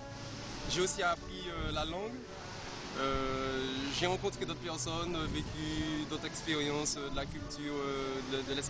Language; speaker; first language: French; native; French